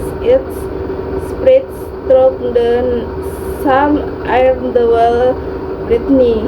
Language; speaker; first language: English; non-native, learner; Indonesian